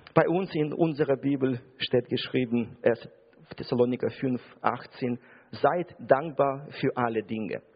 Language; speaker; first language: German; non-native, fluent; Russian